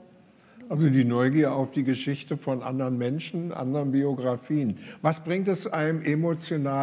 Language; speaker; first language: German; native; German